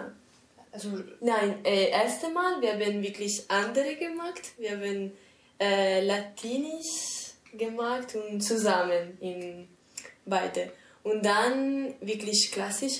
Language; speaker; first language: German; non-native, learner; Italian